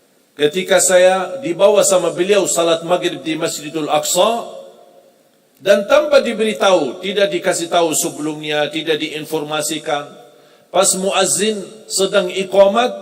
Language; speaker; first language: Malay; non-native, fluent; Arabic